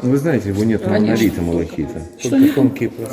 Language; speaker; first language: Russian; native; Russian